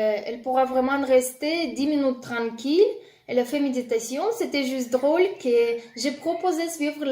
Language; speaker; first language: French; non-native, learner; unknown